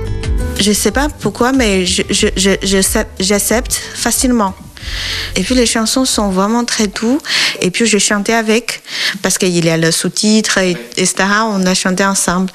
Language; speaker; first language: French; non-native, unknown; Chinese